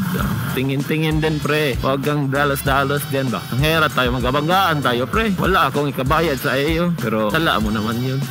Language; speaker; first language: Filipino; non-native, local second language; Cebuano